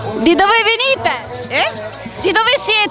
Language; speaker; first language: Italian; native; Italian